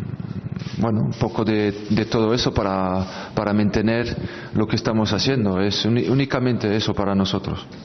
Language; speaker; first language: Spanish; non-native, fluent; French